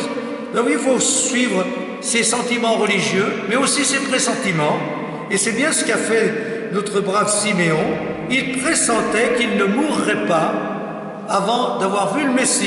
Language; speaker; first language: French; native; French